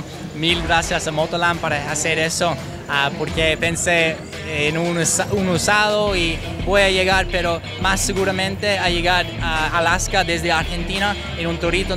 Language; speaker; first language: Spanish; non-native, learner; English